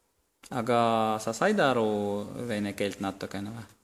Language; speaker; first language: Estonian; non-native, local second language; Russian